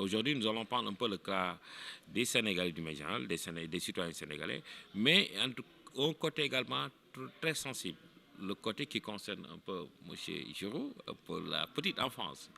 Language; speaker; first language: French; non-native, local second language; Wolof